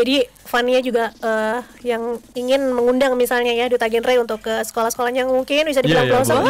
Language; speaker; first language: Indonesian; native; Indonesian